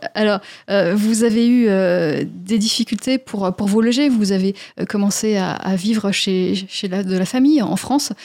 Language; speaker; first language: French; native; French